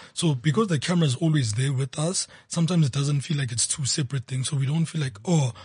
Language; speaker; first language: English; non-native, local second language; Zulu